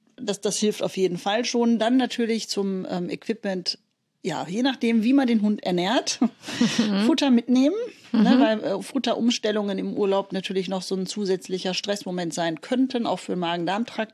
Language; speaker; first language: German; native; German